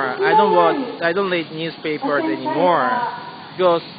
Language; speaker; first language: English; non-native, learner; Japanese